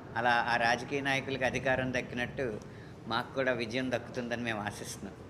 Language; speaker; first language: Telugu; native; Telugu